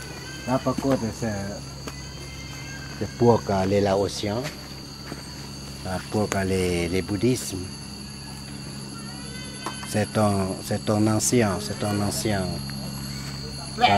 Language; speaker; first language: French; non-native, fluent; Lao